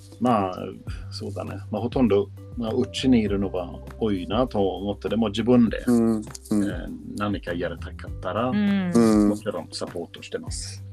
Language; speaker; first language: Japanese; non-native, learner; Swedish